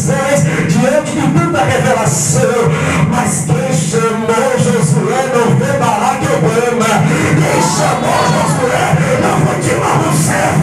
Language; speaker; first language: Portuguese; native; Portuguese